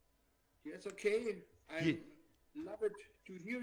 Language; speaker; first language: English; non-native, learner; German